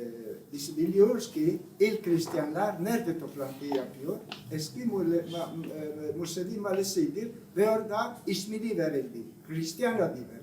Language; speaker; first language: Turkish; non-native, learner; Italian